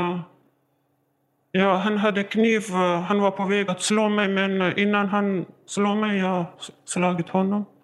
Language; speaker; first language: Swedish; non-native, learner; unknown